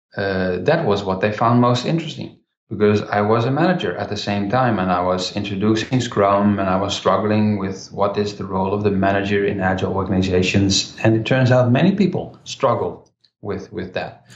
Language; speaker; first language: English; non-native, fluent; Dutch